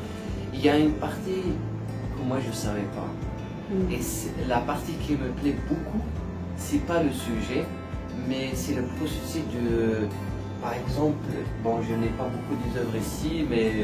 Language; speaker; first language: French; non-native, local second language; Arabic